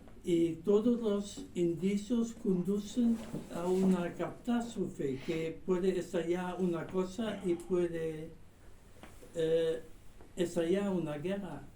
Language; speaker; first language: Spanish; non-native, fluent; German